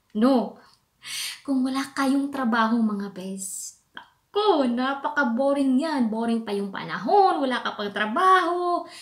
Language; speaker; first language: Filipino; native; Filipino